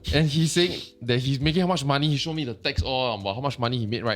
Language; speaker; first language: English; native; English